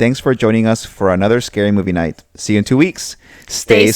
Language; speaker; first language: English; native; English